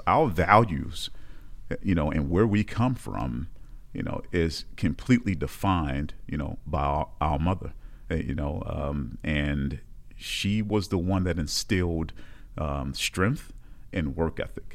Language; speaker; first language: English; native; English